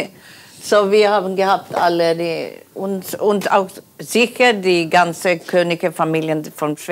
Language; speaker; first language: German; non-native, learner; Polish